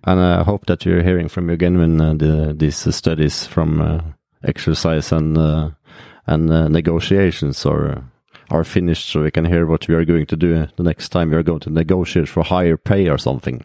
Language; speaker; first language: English; non-native, fluent; Norwegian